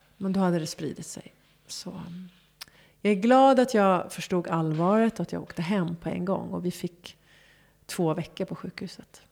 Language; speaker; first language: Swedish; early bilingual, other home language; Persian